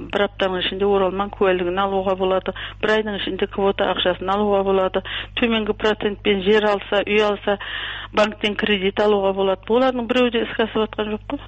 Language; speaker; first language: Kazakh; early bilingual, heritage; Kazakh